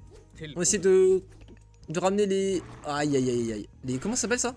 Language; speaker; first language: French; native; French